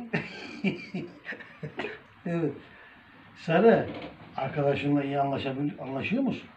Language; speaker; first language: Turkish; native; Turkish